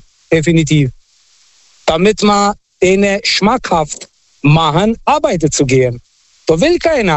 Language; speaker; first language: German; non-native, fluent; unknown